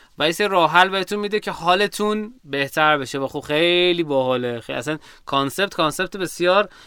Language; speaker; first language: Persian; native; Persian